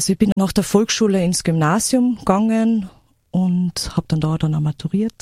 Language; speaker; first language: German; native; German